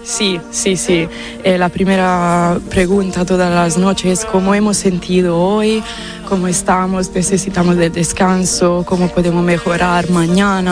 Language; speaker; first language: Spanish; non-native, fluent; Italian